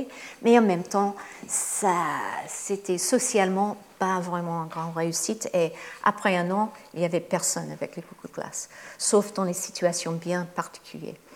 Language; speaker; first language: French; non-native, fluent; English